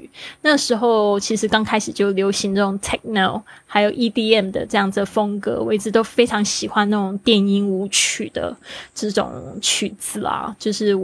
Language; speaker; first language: Chinese; native; Chinese